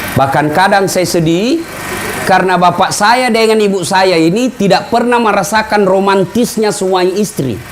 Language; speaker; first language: Indonesian; non-native, local second language; Buginese